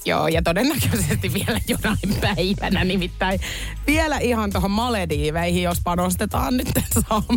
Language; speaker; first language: Finnish; native; Finnish